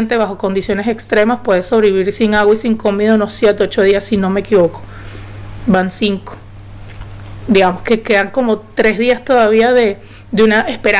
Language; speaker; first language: Spanish; native; Spanish